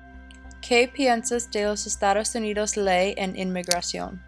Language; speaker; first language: Spanish; non-native, learner; English